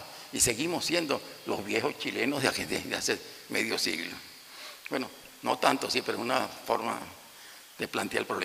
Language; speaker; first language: Spanish; native; Spanish